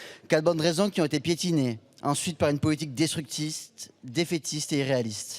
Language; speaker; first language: French; native; French